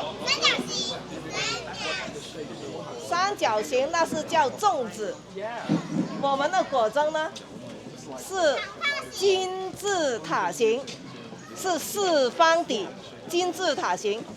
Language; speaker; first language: Chinese; native; Chinese